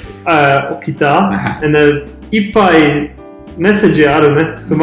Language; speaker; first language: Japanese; non-native, learner; German